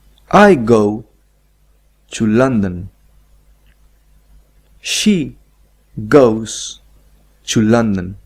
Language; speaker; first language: English; non-native, fluent; Spanish